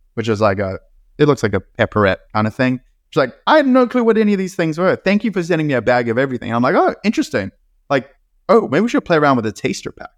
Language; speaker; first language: English; native; English